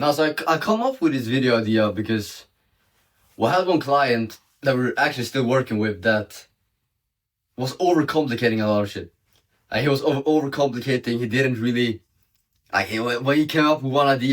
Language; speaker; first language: English; non-native, fluent; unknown